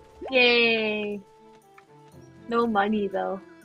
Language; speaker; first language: English; non-native, fluent; Korean